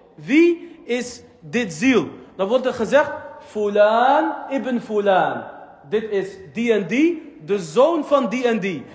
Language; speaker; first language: Dutch; early bilingual, other home language; Arabic